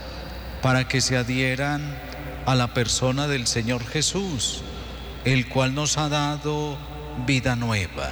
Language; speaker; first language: Spanish; native; Spanish